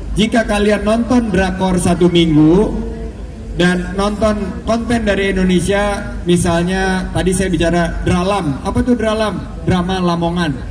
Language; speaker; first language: Indonesian; native; Indonesian